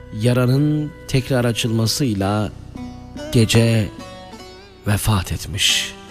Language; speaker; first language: Turkish; native; Turkish